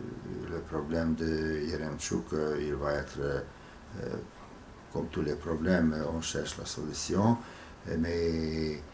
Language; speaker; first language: French; non-native, fluent; Hungarian